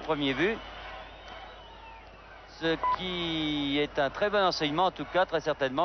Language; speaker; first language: French; native; French